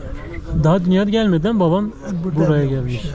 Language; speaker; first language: Turkish; native; Turkish